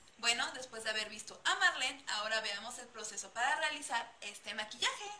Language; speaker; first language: Spanish; native; Spanish